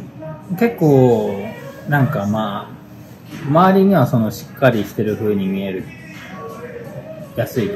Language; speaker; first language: Japanese; native; Japanese